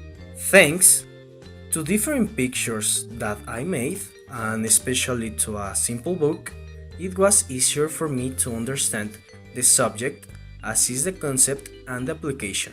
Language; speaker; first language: English; non-native, learner; Spanish